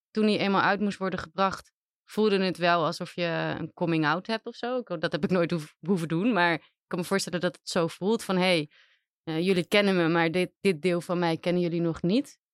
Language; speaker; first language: Dutch; native; Dutch